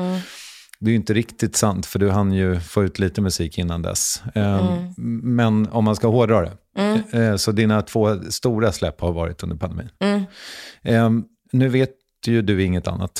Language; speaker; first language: Swedish; native; Swedish